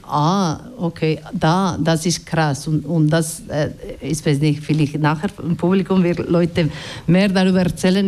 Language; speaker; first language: German; non-native, fluent; Basque